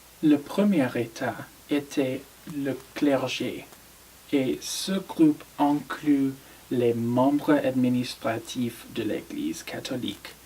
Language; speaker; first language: French; non-native, learner; English